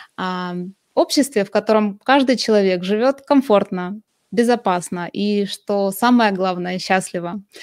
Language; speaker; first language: Russian; native; Russian